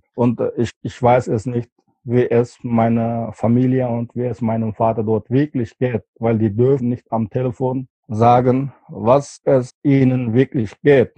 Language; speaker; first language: German; non-native, fluent; Uyghur